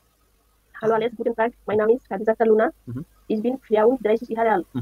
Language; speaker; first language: German; non-native, learner; Bangla